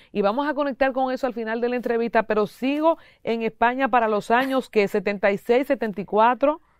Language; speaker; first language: Spanish; native; Spanish